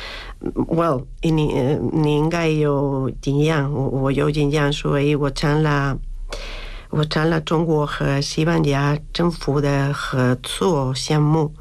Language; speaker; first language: Chinese; non-native, learner; Spanish